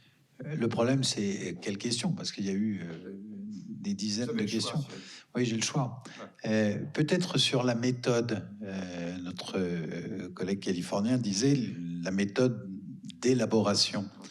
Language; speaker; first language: French; native; French